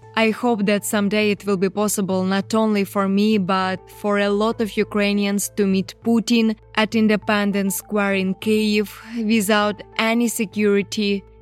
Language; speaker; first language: English; non-native, fluent; Ukrainian